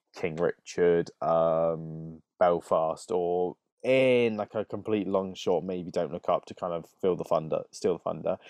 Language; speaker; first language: English; native; English